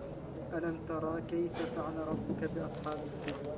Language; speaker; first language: Arabic; non-native, learner; French